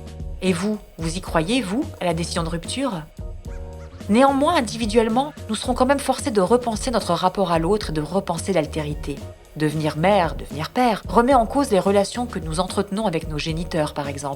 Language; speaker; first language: French; native; French